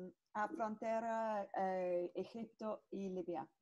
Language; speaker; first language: Spanish; non-native, learner; English